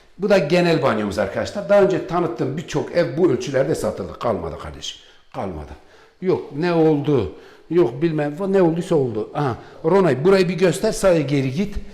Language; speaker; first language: Turkish; non-native, local second language; Kurdish